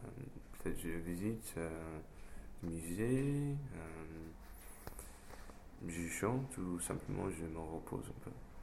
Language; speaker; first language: French; non-native, fluent; English